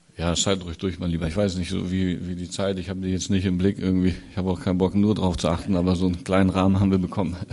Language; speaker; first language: German; native; German